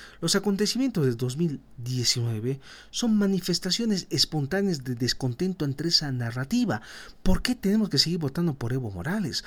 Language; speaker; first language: Spanish; native; Spanish